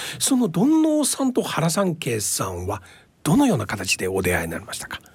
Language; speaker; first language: Japanese; non-native, fluent; Chinese